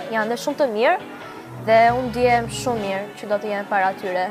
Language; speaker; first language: Albanian; native; Albanian